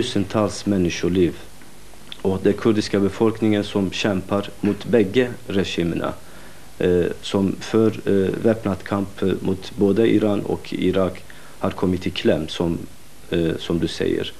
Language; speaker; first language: Swedish; non-native, fluent; Kurdish